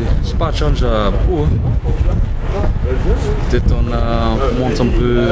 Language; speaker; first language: French; non-native, learner; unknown